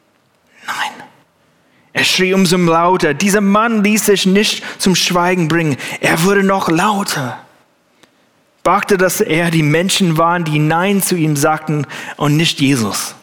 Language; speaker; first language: German; non-native, fluent; English